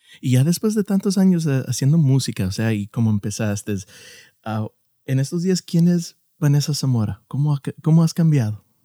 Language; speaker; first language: Spanish; early bilingual, heritage; Spanish